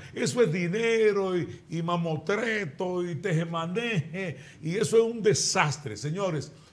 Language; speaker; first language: Spanish; native; Spanish